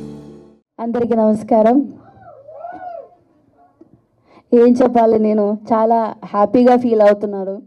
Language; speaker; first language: Telugu; non-native, learner; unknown